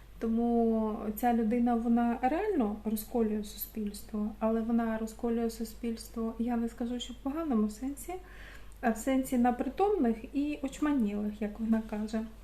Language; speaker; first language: Ukrainian; non-native, local second language; Russian